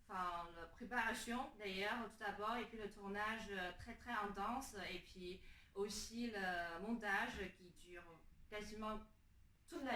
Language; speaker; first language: French; non-native, fluent; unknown